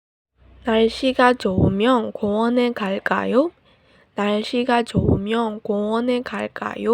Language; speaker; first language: Korean; non-native, fluent; Burmese